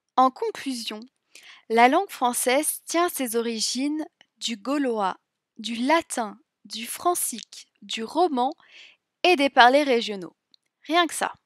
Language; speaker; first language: French; native; French